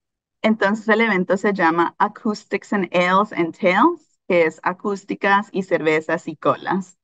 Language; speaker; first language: Spanish; early bilingual, heritage; Spanish